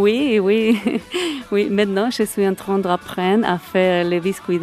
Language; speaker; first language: French; non-native, learner; Spanish